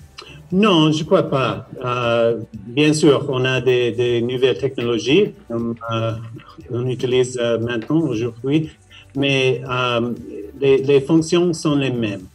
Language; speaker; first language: French; non-native, fluent; English